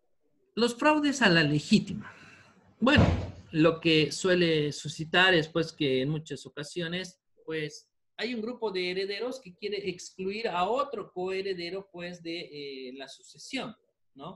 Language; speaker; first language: Spanish; native; Spanish